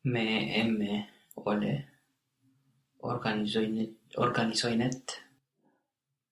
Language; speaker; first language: Finnish; non-native, learner; English